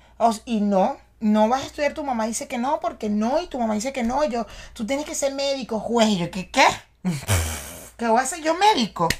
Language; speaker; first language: Spanish; native; Spanish